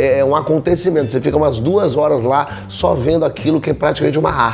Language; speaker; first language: Portuguese; native; Portuguese